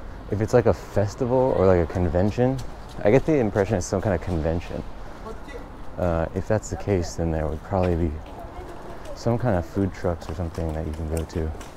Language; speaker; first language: English; native; English